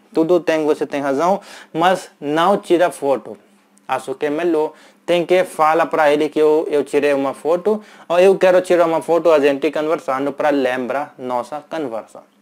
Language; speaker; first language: Portuguese; non-native, learner; Hindi